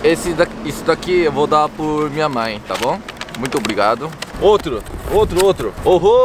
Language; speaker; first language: Portuguese; non-native, learner; Korean